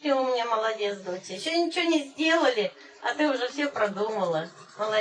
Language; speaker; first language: Russian; native; Russian